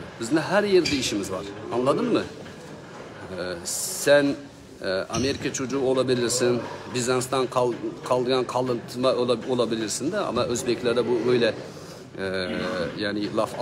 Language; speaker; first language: Turkish; non-native, learner; Uzbek